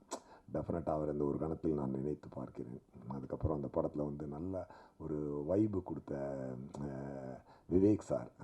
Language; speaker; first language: Tamil; native; Tamil